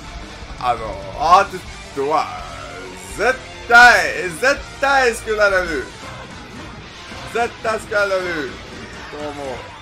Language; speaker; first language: Japanese; non-native, learner; English